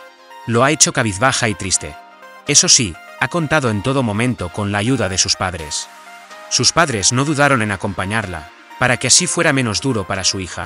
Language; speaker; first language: Spanish; native; Spanish